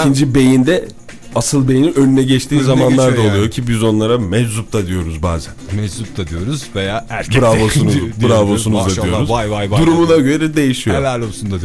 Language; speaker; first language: Turkish; native; Turkish